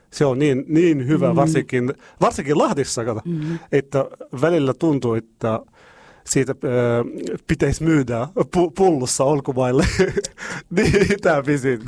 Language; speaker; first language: Finnish; non-native, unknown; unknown